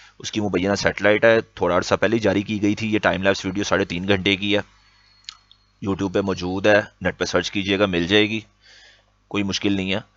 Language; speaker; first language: Urdu; native; Urdu